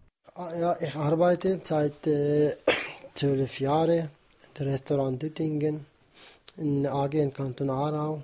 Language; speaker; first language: German; non-native, learner; Kurdish